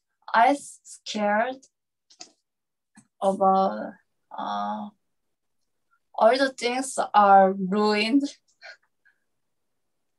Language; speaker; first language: English; non-native, learner; Korean